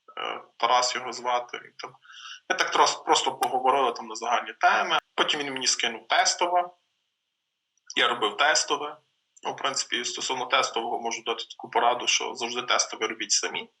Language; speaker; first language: Ukrainian; native; Ukrainian